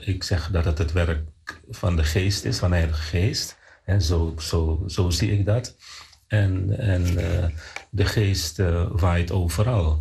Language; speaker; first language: Dutch; non-native, fluent; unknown